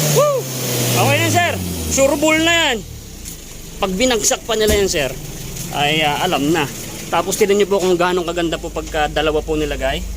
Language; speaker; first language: Filipino; native; Filipino